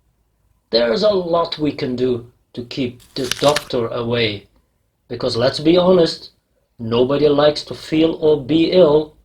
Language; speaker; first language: English; non-native, fluent; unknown